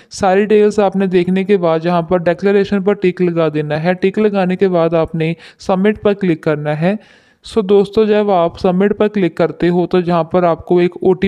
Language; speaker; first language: Hindi; non-native, local second language; Punjabi